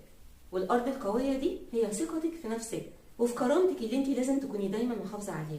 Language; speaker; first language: Arabic; native; Arabic